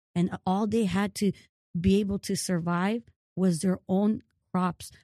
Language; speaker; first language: English; early bilingual, other home language; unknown